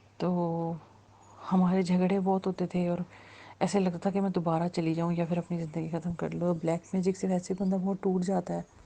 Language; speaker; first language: Hindi; native; Hindi